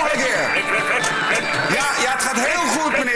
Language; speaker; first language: Dutch; native; Dutch